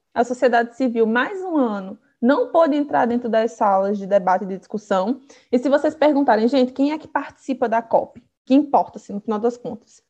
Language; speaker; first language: Portuguese; native; Portuguese